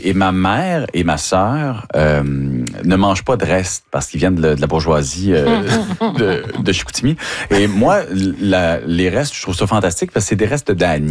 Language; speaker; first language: French; native; French